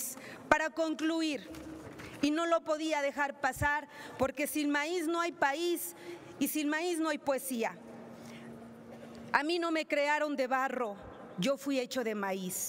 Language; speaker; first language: Spanish; native; Spanish